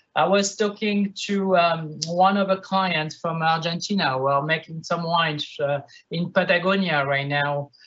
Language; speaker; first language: English; non-native, fluent; French